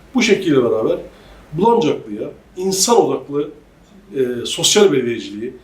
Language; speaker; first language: Turkish; native; Turkish